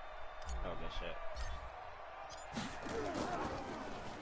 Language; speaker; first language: English; native; English